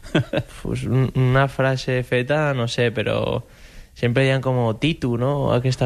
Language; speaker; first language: Catalan; non-native, local second language; Spanish